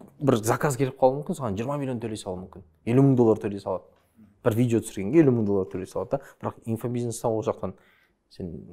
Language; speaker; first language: Kazakh; early bilingual, other home language; Chinese